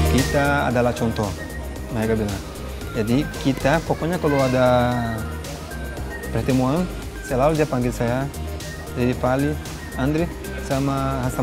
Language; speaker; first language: Indonesian; non-native, fluent; Portuguese